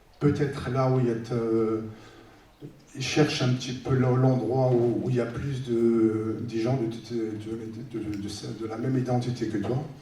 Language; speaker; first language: French; early bilingual, other home language; Tachelhit